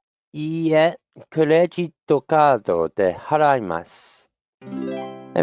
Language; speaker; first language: Japanese; non-native, learner; English